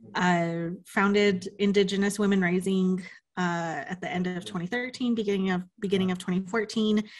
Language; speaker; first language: English; native; English